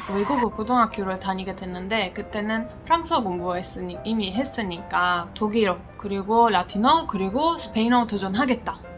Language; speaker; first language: Korean; non-native, fluent; Italian